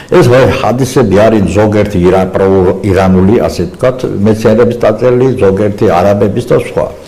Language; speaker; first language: Georgian; non-native, local second language; Azerbaijani